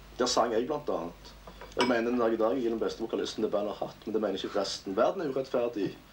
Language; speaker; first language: Norwegian; native; Norwegian